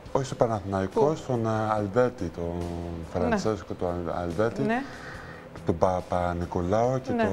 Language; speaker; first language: Greek; early bilingual, heritage; Greek